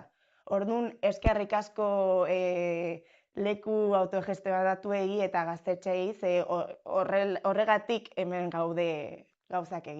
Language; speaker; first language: Basque; non-native, local second language; Spanish